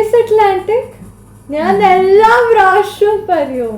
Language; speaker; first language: Malayalam; early bilingual, heritage; Malayalam